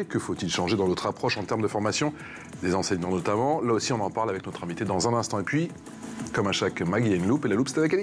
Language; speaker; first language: French; native; French